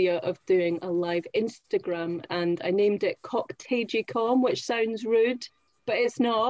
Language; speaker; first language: English; native; English